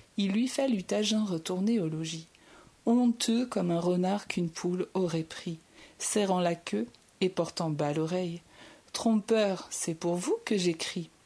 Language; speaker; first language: French; native; French